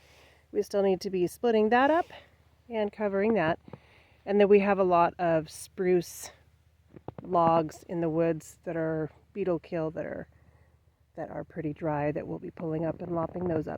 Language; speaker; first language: English; native; English